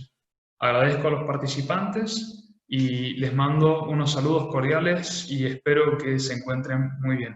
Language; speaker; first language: Spanish; native; Spanish